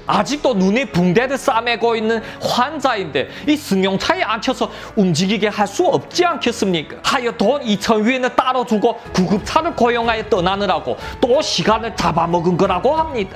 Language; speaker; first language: Korean; native; Korean